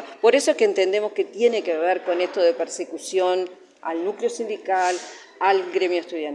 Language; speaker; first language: Spanish; native; Spanish